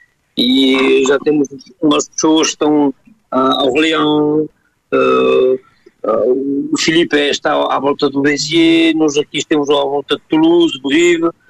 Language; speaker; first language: Portuguese; early bilingual, heritage; Portuguese